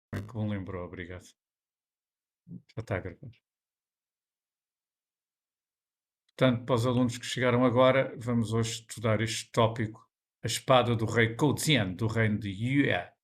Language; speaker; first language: Portuguese; native; Portuguese